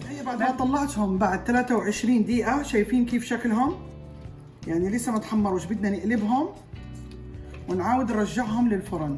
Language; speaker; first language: Arabic; native; Arabic